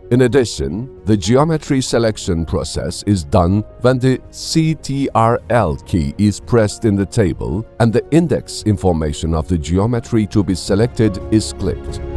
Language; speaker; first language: English; non-native, fluent; Turkish